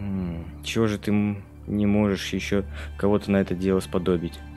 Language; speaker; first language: Russian; native; Russian